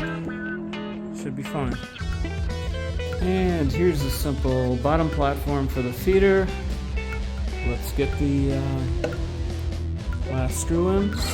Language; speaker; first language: English; native; English